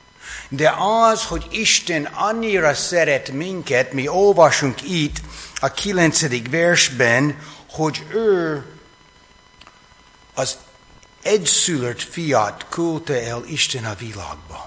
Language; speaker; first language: Hungarian; non-native, fluent; English